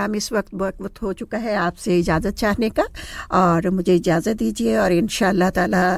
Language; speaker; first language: Urdu; non-native, local second language; Punjabi